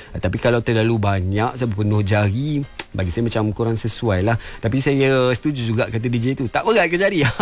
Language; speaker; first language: Malay; native; Malay